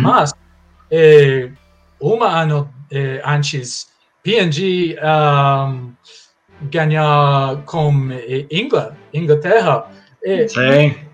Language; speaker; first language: Portuguese; non-native, learner; English